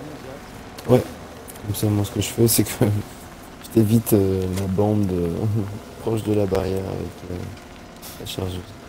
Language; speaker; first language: French; native; French